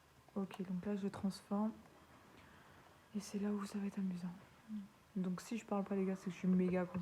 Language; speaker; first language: French; native; French